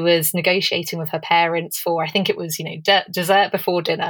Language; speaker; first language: English; native; English